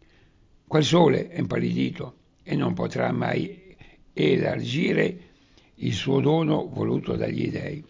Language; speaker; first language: Italian; native; Italian